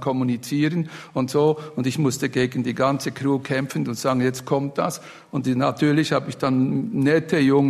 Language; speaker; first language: German; non-native, fluent; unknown